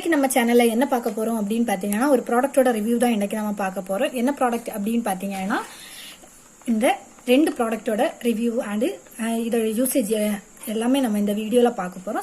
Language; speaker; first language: Tamil; native; Tamil